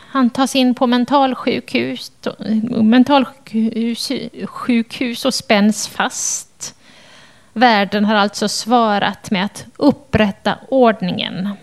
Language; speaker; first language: Swedish; native; Swedish